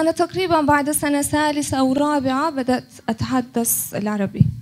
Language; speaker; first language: Arabic; non-native, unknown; Turkish